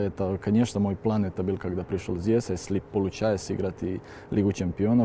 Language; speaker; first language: Russian; non-native, learner; Serbian